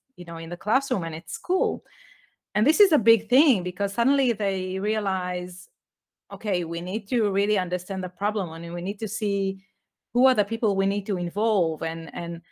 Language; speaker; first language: English; non-native, fluent; Hebrew